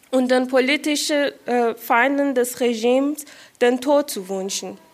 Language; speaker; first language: German; non-native, fluent; Persian